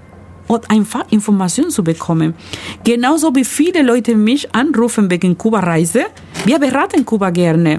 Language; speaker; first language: German; non-native, learner; Spanish